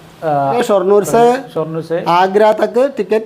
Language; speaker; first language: Hindi; non-native, local second language; Malayalam